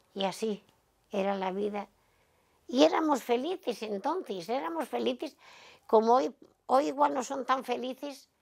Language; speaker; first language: Spanish; native; Spanish